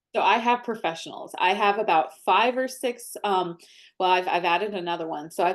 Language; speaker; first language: English; native; English